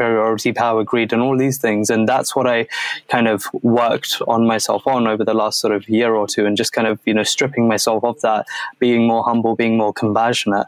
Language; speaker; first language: English; native; English